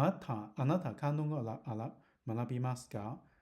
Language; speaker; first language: Japanese; non-native, learner; Cantonese